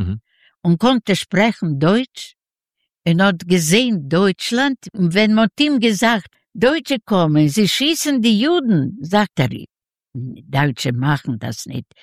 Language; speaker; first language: German; non-native, learner; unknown